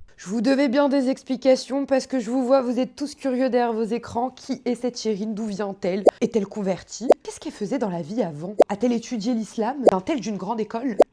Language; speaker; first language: French; native; French